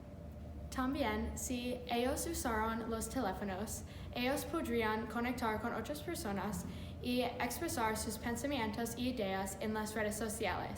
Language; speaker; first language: Spanish; non-native, learner; English